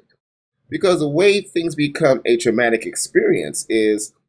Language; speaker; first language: English; native; English